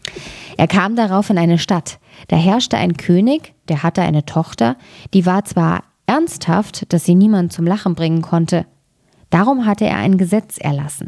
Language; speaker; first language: German; native; German